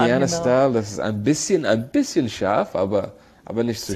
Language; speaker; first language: German; non-native, learner; Arabic